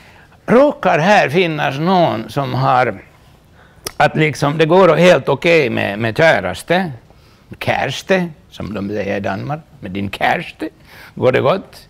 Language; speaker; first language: Swedish; non-native, local second language; Finnish